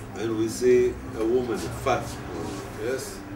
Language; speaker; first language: English; non-native, learner; Hebrew